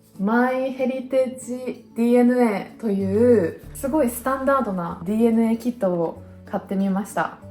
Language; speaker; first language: Japanese; native; Japanese